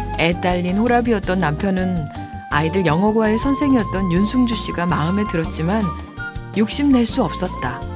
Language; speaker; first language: Korean; native; Korean